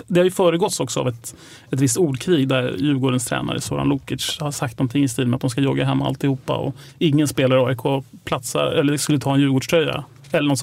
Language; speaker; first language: Swedish; native; Swedish